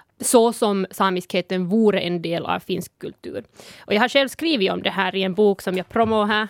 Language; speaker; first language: Swedish; non-native, local second language; Northern Sami